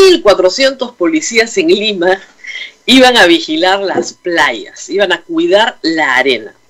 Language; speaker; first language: Spanish; native; Spanish